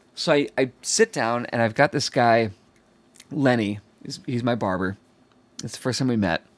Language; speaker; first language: English; native; English